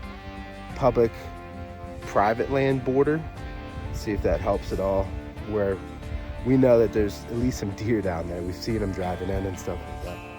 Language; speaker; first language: English; native; English